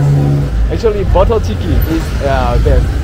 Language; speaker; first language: English; non-native, learner; Korean